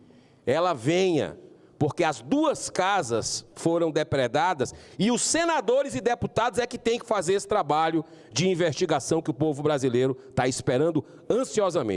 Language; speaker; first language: Portuguese; native; Portuguese